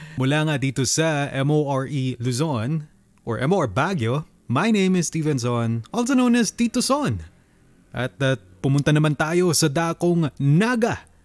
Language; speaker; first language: Filipino; native; Filipino